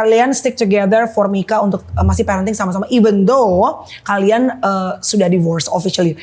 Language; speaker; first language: Indonesian; native; Indonesian